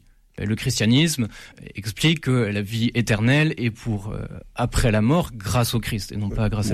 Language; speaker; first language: French; native; French